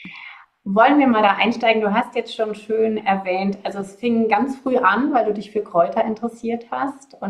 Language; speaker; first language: German; native; German